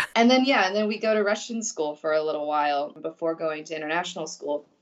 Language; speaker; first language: English; early bilingual, other home language; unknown